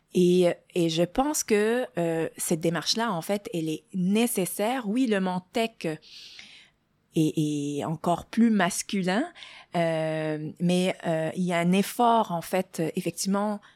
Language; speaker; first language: French; non-native, local second language; Arabic